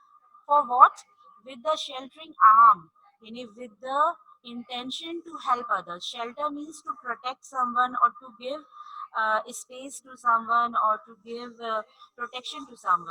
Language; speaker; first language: English; non-native, local second language; Urdu